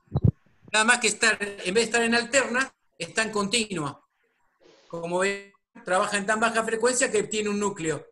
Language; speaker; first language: Spanish; native; Spanish